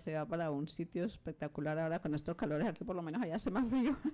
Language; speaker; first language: Spanish; native; Spanish